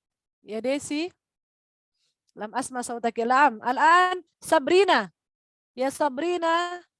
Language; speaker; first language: Arabic; non-native, fluent; Indonesian